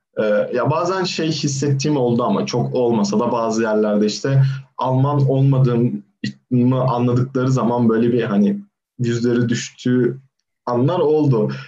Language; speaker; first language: Turkish; native; Turkish